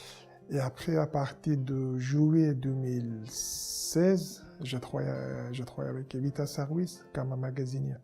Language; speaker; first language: French; non-native, learner; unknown